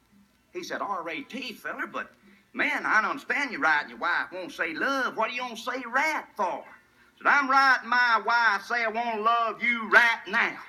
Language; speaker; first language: English; native; English